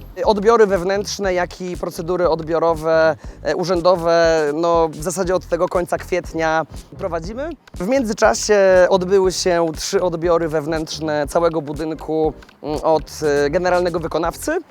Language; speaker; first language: Polish; native; Polish